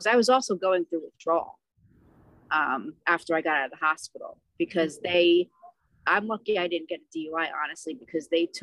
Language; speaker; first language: English; native; English